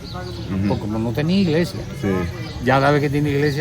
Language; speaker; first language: Spanish; native; Spanish